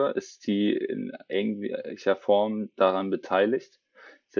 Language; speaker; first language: German; native; German